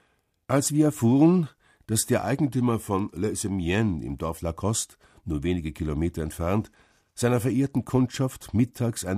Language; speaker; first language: German; native; German